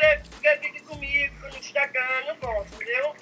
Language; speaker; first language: Portuguese; native; Portuguese